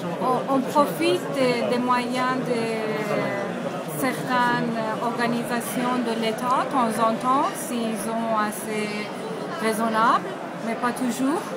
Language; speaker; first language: French; non-native, fluent; Persian